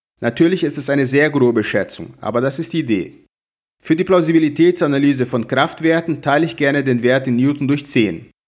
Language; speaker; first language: German; non-native, fluent; Portuguese